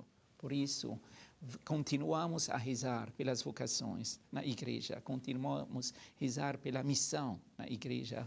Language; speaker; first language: Portuguese; non-native, fluent; Arabic